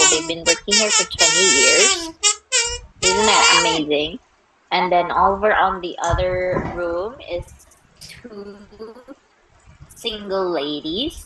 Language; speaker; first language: English; non-native, local second language; Filipino